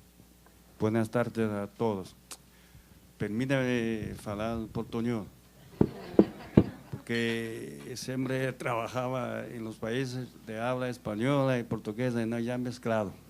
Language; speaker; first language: Spanish; non-native, fluent; Chinese